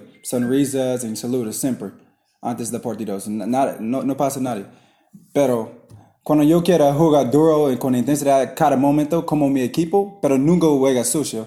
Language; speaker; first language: Spanish; non-native, learner; English